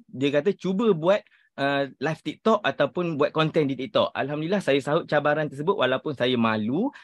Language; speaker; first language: Malay; native; Malay